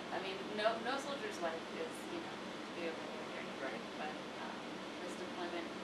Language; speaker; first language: English; native; English